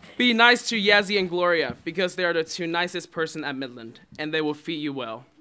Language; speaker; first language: English; non-native, fluent; Chinese